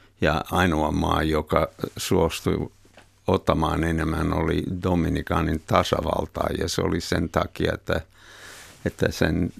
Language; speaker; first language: Finnish; non-native, fluent; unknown